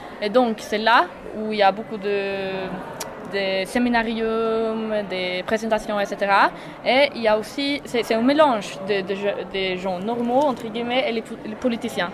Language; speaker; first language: French; non-native, fluent; Swedish